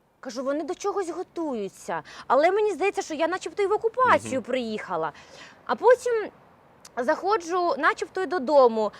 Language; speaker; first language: Ukrainian; native; Ukrainian